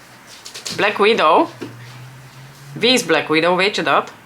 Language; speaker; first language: Dutch; non-native, fluent; English